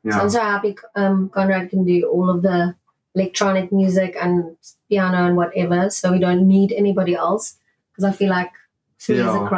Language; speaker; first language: English; non-native, local second language; Afrikaans